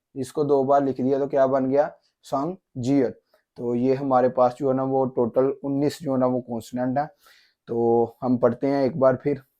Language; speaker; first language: Urdu; non-native, local second language; Punjabi